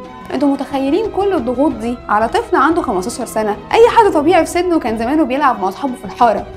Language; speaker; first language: Arabic; native; Arabic